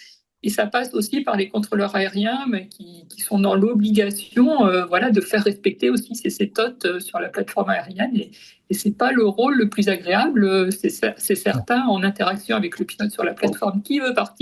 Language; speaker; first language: French; native; French